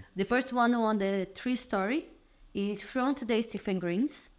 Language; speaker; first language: English; non-native, learner; Portuguese